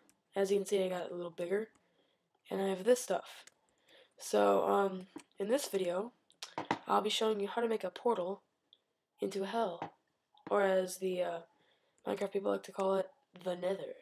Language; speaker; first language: English; native; English